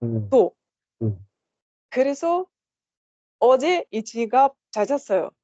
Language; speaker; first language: Korean; non-native, learner; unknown